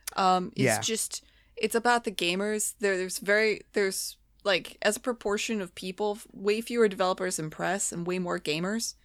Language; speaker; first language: English; native; English